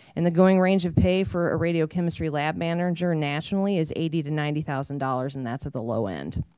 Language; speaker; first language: English; native; English